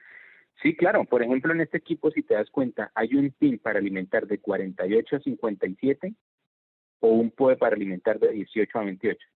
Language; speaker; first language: Spanish; native; Spanish